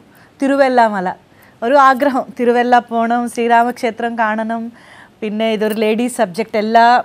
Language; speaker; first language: Malayalam; non-native, fluent; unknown